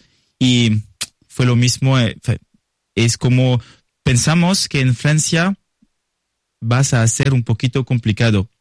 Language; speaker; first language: Spanish; non-native, learner; French